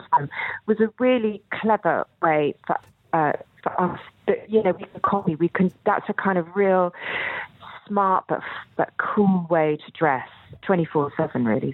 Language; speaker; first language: English; native; English